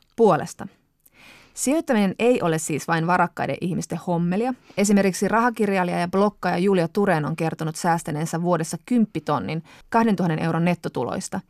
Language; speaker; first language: Finnish; native; Finnish